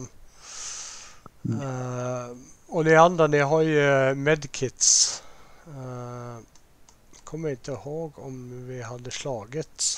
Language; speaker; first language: Swedish; native; Swedish